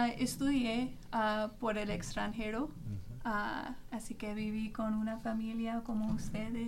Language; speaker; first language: Spanish; non-native, fluent; English